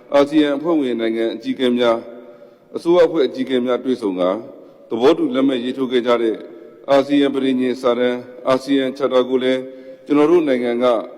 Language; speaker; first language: Burmese; native; Burmese